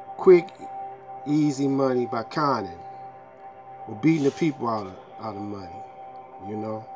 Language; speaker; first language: English; native; English